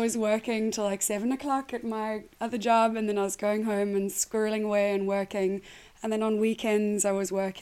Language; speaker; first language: English; native; English